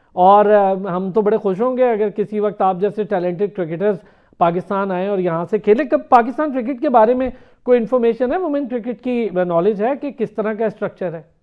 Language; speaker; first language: Urdu; native; Urdu